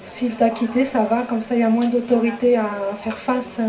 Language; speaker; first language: French; native; French